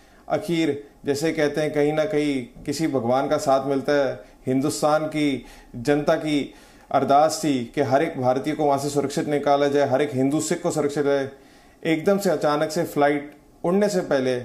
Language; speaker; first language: Hindi; native; Hindi